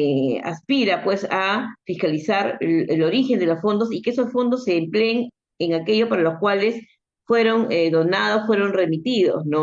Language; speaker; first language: Spanish; native; Spanish